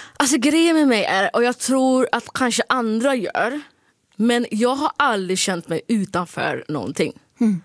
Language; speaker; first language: Swedish; early bilingual, other home language; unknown